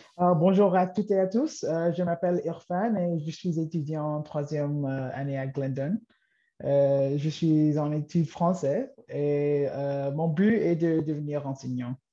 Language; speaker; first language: French; non-native, local second language; English